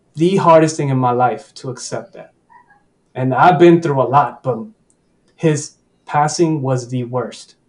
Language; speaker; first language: English; early bilingual, other home language; Spanish